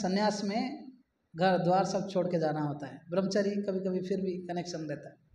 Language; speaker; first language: Hindi; non-native, local second language; Marathi